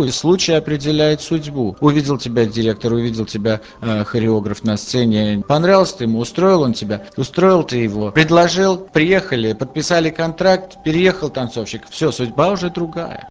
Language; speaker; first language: Russian; native; Russian